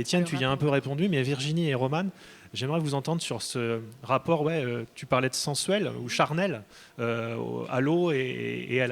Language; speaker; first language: French; native; French